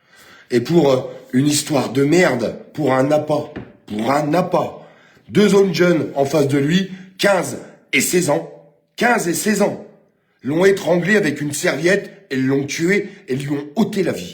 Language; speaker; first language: French; native; French